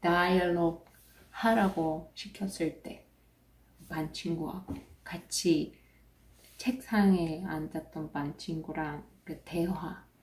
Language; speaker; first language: Korean; non-native, fluent; Russian